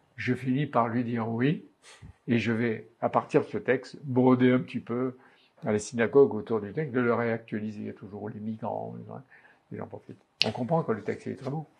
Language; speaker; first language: French; native; French